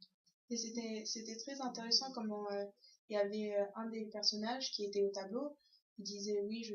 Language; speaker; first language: French; early bilingual, other home language; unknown